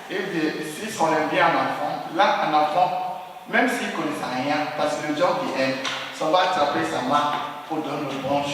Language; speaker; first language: French; non-native, learner; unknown